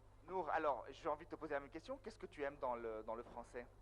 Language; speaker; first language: French; non-native, fluent; Arabic